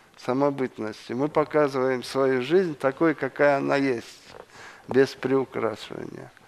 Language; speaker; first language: Russian; non-native, local second language; Kyrgyz